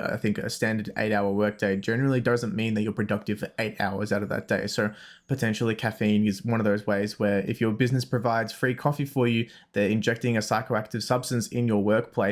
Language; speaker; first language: English; native; English